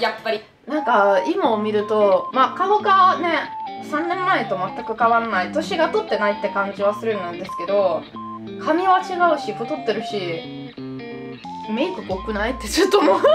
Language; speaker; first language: Japanese; non-native, fluent; Italian